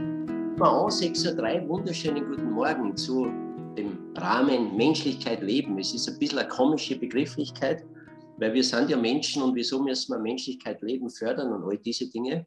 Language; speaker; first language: German; native; German